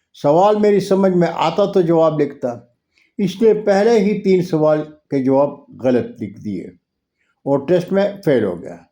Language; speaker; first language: Urdu; non-native, local second language; Punjabi